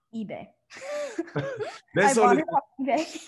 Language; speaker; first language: English; native; English